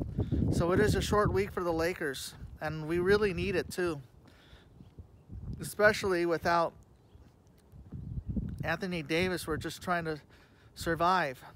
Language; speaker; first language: English; native; English